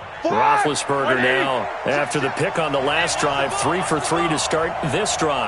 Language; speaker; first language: English; native; English